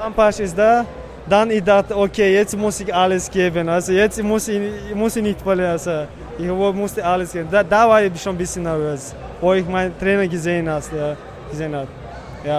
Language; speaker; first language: German; non-native, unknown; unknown